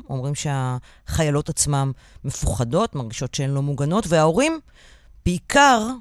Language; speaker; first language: Hebrew; native; Hebrew